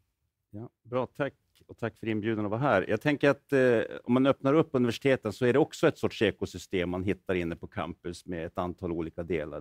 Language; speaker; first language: Swedish; native; Swedish